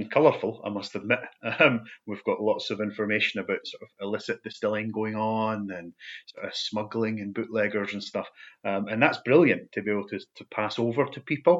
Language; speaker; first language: English; native; English